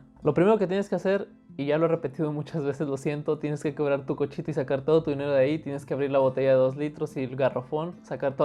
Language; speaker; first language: Spanish; native; Spanish